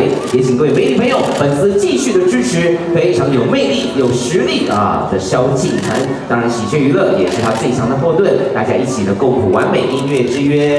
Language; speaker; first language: Chinese; native; Chinese